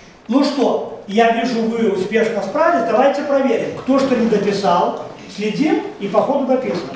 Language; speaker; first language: Russian; native; Russian